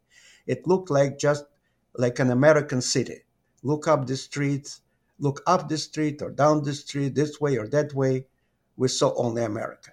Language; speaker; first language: English; non-native, fluent; Ukrainian